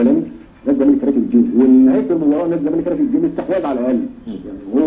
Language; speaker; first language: Arabic; native; Arabic